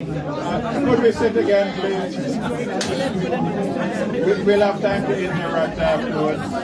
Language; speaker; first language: English; native; English